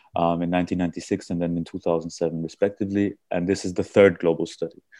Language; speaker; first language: English; early bilingual, heritage; German